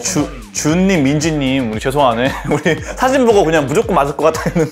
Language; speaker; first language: Korean; native; Korean